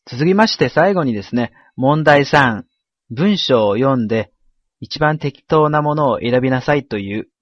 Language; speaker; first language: Japanese; non-native, fluent; Chinese